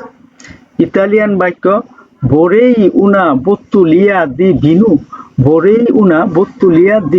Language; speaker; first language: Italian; non-native, learner; Bangla